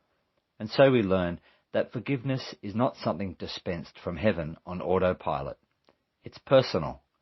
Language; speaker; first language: English; native; English